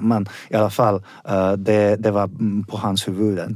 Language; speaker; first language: Swedish; non-native, fluent; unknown